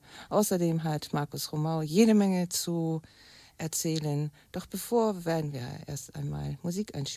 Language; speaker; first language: German; native; German